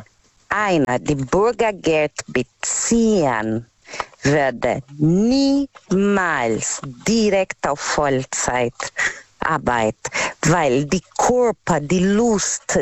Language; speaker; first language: German; non-native, learner; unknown